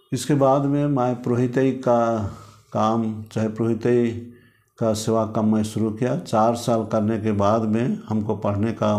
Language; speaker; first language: Hindi; non-native, local second language; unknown